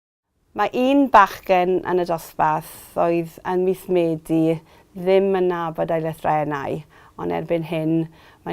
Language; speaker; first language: Welsh; native; Welsh